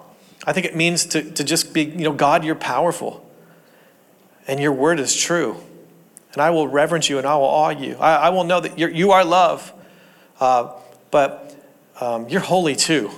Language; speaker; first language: English; native; English